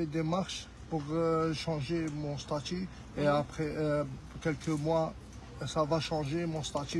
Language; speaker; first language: French; non-native, learner; Arabic